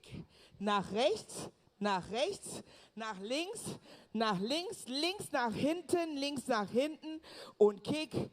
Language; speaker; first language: German; native; German